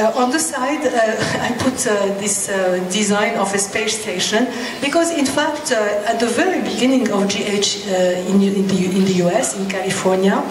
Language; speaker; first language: English; non-native, fluent; French